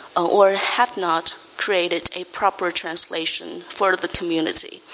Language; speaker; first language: English; non-native, fluent; Chinese